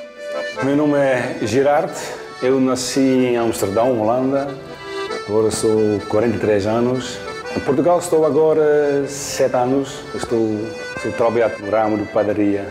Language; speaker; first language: Portuguese; non-native, learner; Dutch